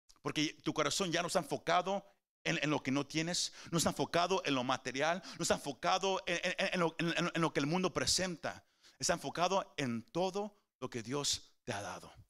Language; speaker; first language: Spanish; early bilingual, heritage; Spanish